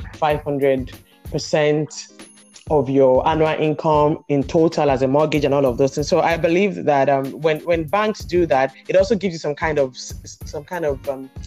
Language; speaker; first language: English; non-native, local second language; Yoruba